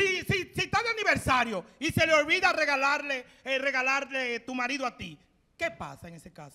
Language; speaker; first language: Spanish; native; Spanish